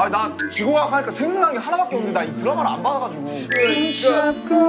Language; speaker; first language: Korean; native; Korean